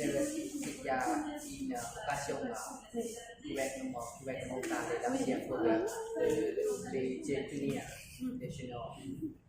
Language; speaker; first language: French; non-native, learner; Lao